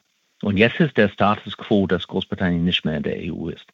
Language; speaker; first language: German; non-native, fluent; English